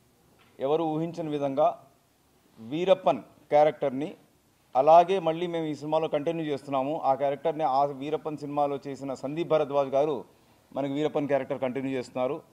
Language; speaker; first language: Telugu; native; Telugu